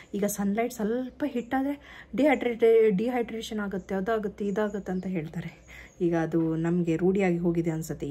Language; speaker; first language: Kannada; native; Kannada